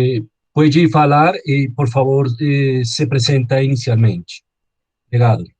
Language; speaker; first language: Portuguese; non-native, learner; Spanish